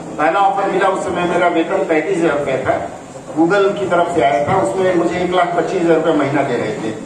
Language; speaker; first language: Hindi; native; Hindi